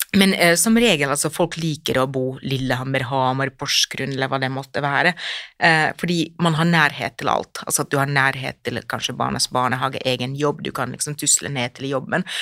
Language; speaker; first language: Norwegian; non-native, fluent; Finnish